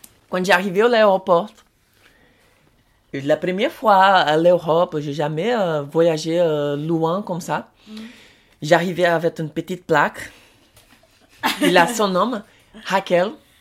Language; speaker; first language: French; non-native, learner; Portuguese